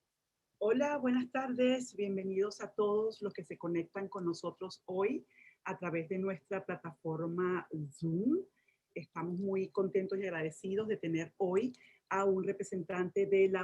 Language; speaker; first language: Spanish; native; Spanish